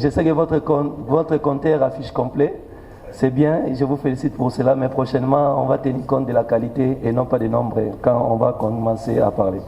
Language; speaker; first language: French; non-native, local second language; Lingala